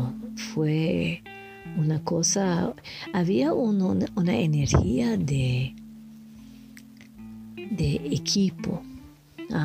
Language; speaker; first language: Spanish; non-native, learner; French